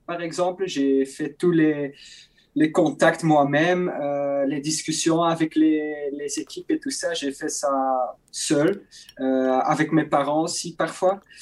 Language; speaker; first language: French; non-native, local second language; Dutch